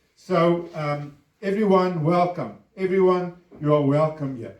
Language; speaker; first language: English; non-native, local second language; Afrikaans